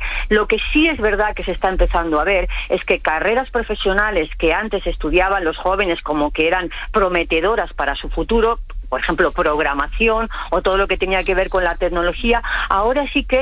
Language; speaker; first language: Spanish; native; Spanish